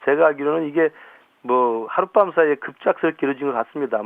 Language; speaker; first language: Korean; native; Korean